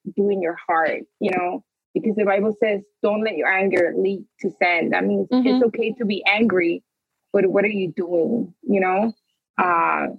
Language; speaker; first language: English; early bilingual, other home language; Spanish